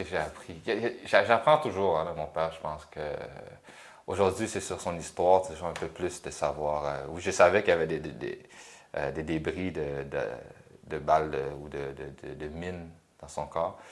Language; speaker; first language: French; early bilingual, other home language; Khmer